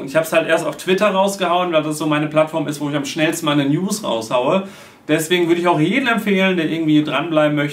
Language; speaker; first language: German; native; German